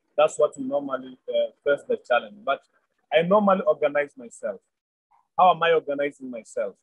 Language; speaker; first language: English; non-native, local second language; Luyia